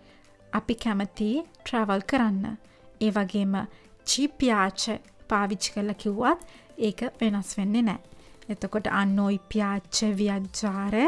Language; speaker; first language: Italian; non-native, fluent; Sinhala